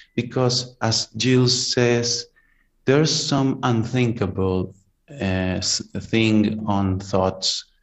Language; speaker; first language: English; non-native, fluent; Spanish